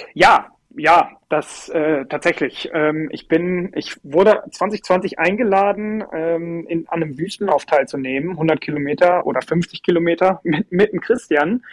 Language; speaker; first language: German; native; German